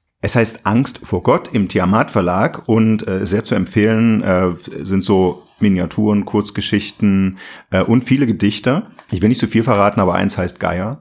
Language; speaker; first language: German; native; German